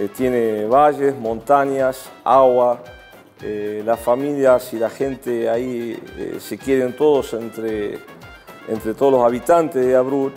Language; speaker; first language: Spanish; early bilingual, other home language; Arabic